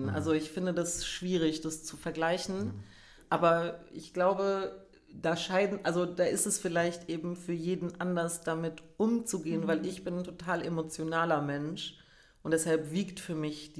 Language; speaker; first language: German; native; German